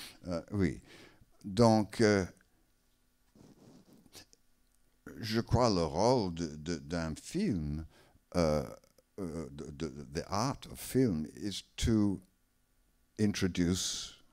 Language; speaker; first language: French; non-native, learner; English